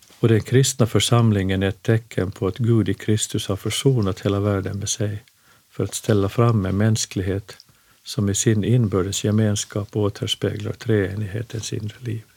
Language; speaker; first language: Swedish; native; Swedish